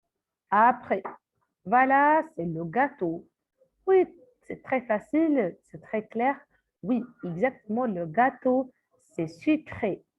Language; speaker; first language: French; non-native, fluent; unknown